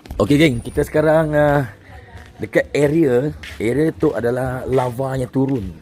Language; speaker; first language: Malay; native; Malay